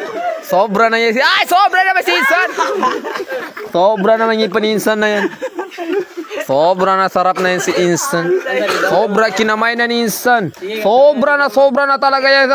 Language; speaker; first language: Filipino; non-native, local second language; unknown